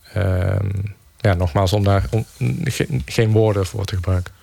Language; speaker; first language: Dutch; native; Dutch